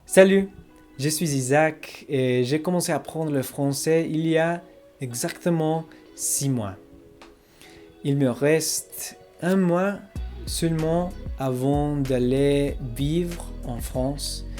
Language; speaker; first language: French; non-native, learner; English